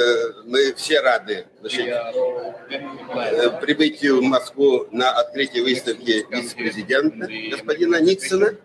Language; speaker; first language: Russian; native; Russian